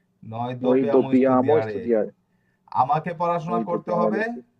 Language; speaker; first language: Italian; non-native, learner; Bangla